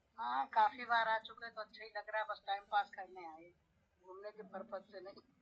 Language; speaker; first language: Hindi; native; Hindi